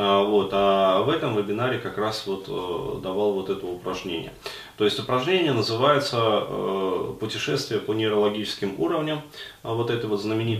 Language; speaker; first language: Russian; native; Russian